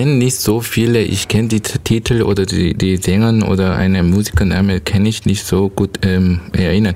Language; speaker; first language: German; non-native, learner; Korean